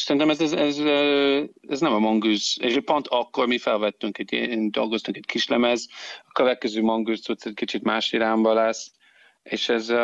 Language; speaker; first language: Hungarian; non-native, fluent; English